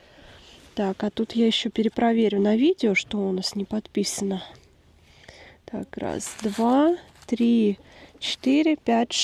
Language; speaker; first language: Russian; native; Russian